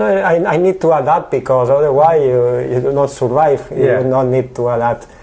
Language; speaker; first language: English; non-native, learner; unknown